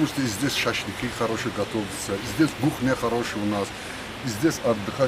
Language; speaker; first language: Russian; non-native, local second language; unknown